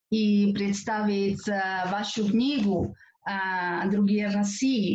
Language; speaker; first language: Russian; non-native, fluent; Catalan